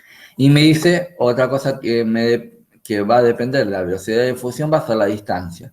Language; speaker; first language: Spanish; native; Spanish